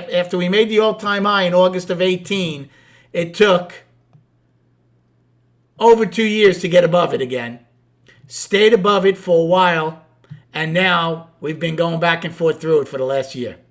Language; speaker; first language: English; native; English